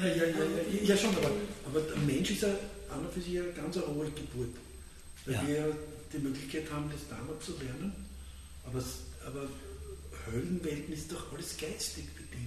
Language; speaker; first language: German; native; German